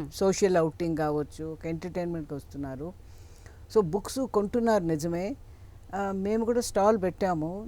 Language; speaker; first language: Telugu; non-native, local second language; Tamil